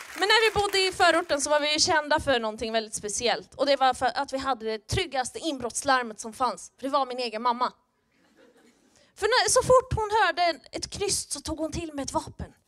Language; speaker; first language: Swedish; early bilingual, other home language; Persian